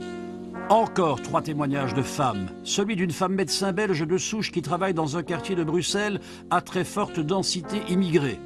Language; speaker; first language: French; native; French